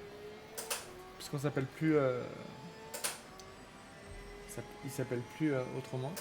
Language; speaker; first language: French; native; French